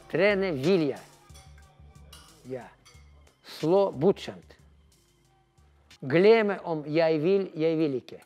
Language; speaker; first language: Norwegian; non-native, learner; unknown